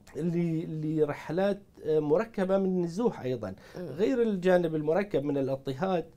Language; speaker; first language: Arabic; non-native, local second language; Kurdish